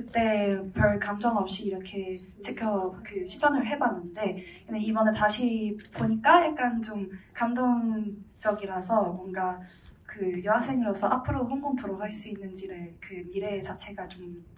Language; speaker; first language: Korean; non-native, fluent; Cantonese